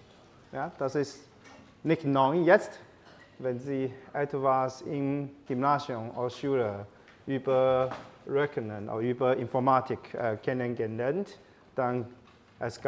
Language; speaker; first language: German; non-native, learner; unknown